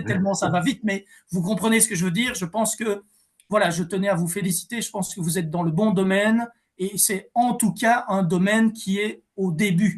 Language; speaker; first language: French; native; French